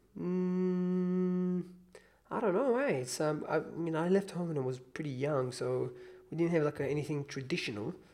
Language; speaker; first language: English; non-native, fluent; Hebrew